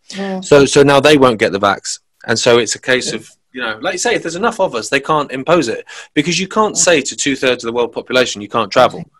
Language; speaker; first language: English; native; English